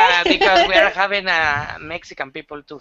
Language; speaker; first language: English; non-native, learner; Spanish